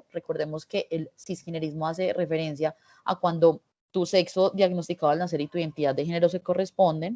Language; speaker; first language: Spanish; native; Spanish